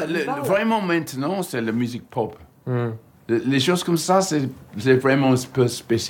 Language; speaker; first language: French; non-native, fluent; English